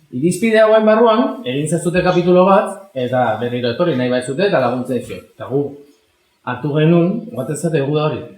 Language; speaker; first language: Basque; native; Basque